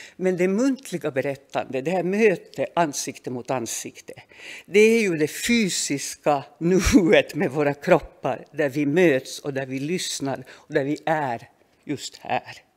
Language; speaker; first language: Swedish; native; Swedish